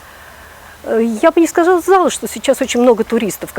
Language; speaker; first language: Russian; non-native, local second language; Ukrainian